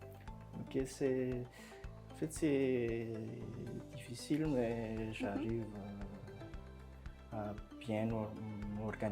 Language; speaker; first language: French; non-native, local second language; Malagasy